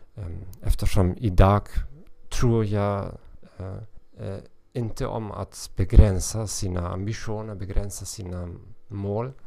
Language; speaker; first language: Swedish; non-native, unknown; German